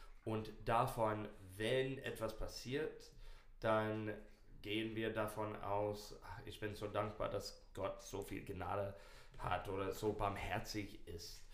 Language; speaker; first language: German; non-native, learner; English